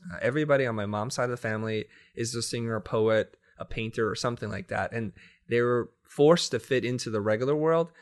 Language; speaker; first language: English; native; English